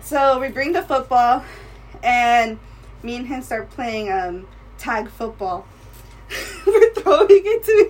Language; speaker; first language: English; early bilingual, other home language; Spanish